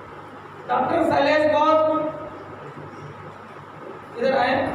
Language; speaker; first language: Hindi; native; Hindi